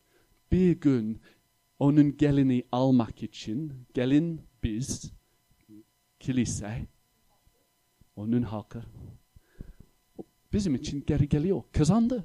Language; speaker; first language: Turkish; non-native, fluent; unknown